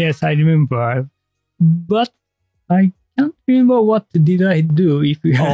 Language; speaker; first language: English; non-native, learner; Japanese